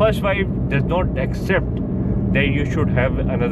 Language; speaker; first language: English; non-native, local second language; Urdu